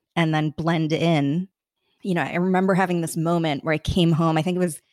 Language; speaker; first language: English; early bilingual, other home language; Hindi